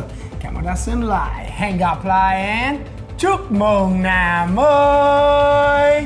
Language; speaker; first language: Vietnamese; non-native, fluent; English